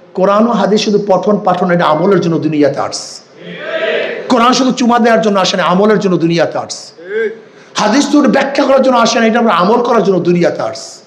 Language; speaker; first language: Bangla; native; Bangla